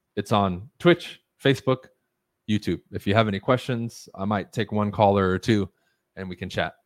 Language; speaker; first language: English; early bilingual, other home language; Spanish